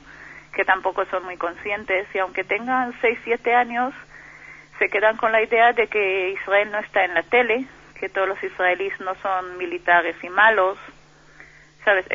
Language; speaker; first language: Spanish; non-native, fluent; Hebrew